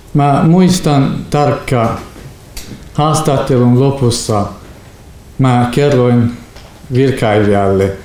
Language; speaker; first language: Finnish; non-native, fluent; Kurdish